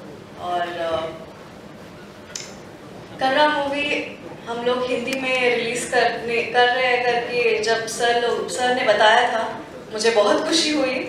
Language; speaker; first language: Hindi; non-native, local second language; Kannada